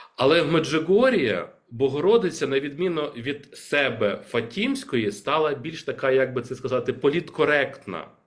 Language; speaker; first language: Ukrainian; native; Ukrainian